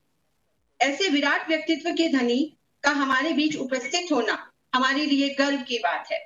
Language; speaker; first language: Hindi; native; Hindi